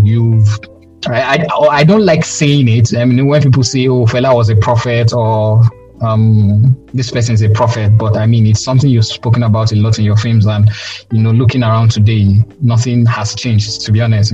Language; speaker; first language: English; non-native, local second language; Yoruba